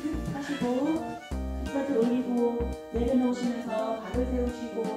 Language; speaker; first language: Korean; native; Korean